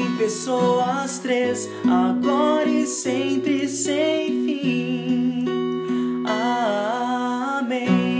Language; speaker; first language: Portuguese; native; Portuguese